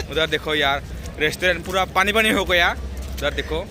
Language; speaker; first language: Hindi; non-native, local second language; Assamese